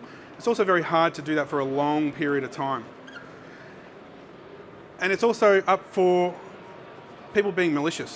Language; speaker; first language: English; native; English